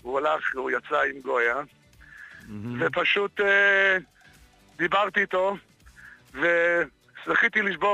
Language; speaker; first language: Hebrew; non-native, fluent; English